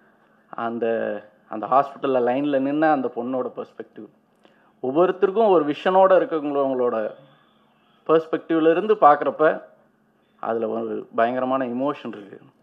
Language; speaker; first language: Tamil; native; Tamil